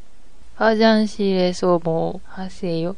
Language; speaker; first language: Korean; non-native, learner; Japanese